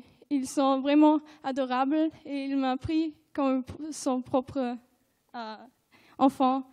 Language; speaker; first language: French; non-native, fluent; German